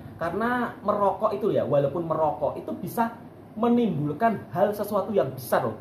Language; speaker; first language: Indonesian; native; Indonesian